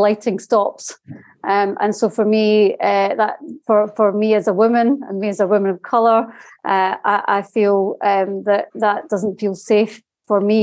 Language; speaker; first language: English; native; English